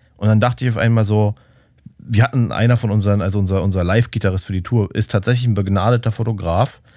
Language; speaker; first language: German; native; German